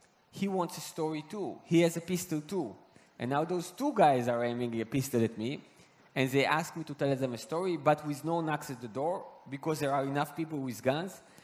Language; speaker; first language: English; non-native, fluent; Hebrew